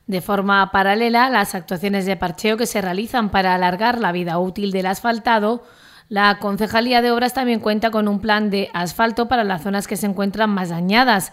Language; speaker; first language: Spanish; native; Spanish